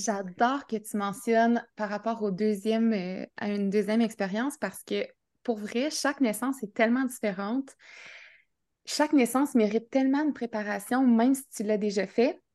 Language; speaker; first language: French; native; French